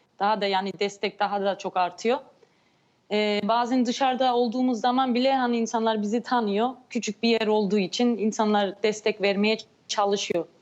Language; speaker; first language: Turkish; early bilingual, heritage; Turkish